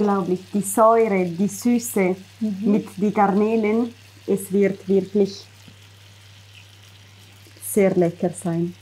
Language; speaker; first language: German; non-native, fluent; Italian